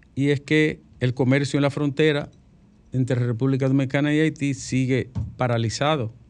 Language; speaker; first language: Spanish; native; Spanish